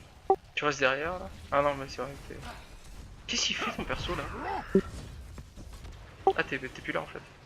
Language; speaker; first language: French; native; French